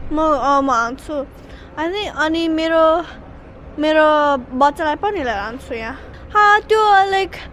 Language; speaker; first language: Nepali; early bilingual, heritage; Nepali